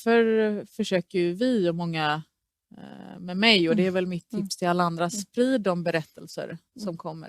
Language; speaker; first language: Swedish; early bilingual, other home language; Persian